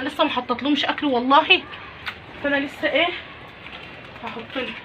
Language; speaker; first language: Arabic; native; Arabic